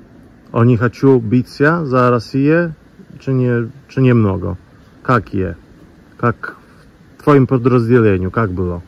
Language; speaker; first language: Russian; non-native, learner; Polish